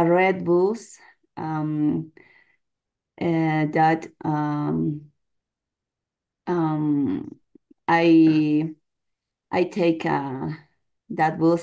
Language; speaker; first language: English; non-native, learner; Spanish